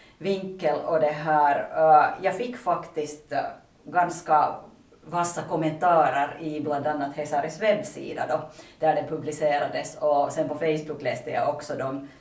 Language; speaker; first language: Swedish; native; Swedish